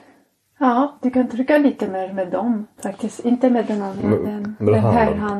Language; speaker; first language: Swedish; non-native, fluent; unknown